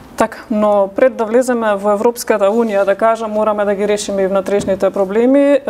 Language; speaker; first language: Macedonian; native; Macedonian